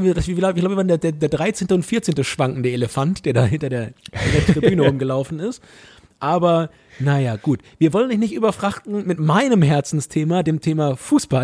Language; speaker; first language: German; native; German